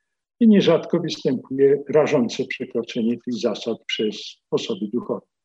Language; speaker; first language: Polish; native; Polish